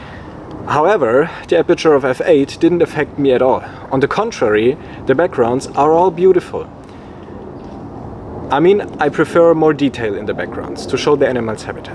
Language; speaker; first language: English; non-native, fluent; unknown